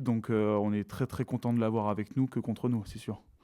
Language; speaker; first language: French; native; French